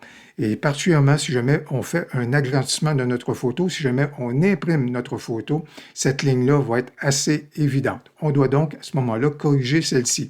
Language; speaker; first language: French; native; French